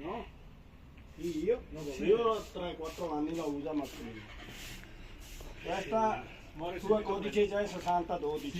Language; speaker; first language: Italian; non-native, fluent; Punjabi